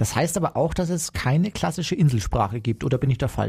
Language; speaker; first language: German; native; German